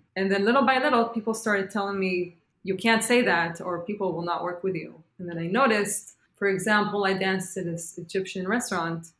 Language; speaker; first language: English; non-native, fluent; Hebrew